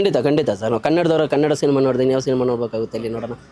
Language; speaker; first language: Kannada; native; Kannada